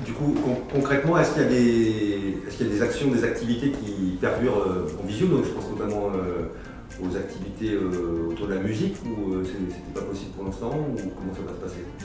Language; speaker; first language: French; native; French